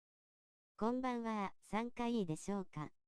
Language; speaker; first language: Japanese; native; Japanese